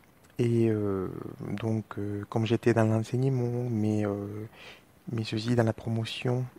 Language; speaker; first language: French; non-native, fluent; Spanish